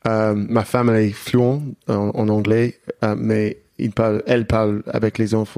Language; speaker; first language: French; non-native, fluent; English